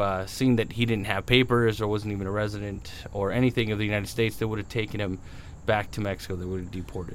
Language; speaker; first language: English; early bilingual, other home language; Spanish